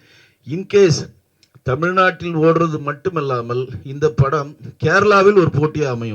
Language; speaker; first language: Tamil; native; Tamil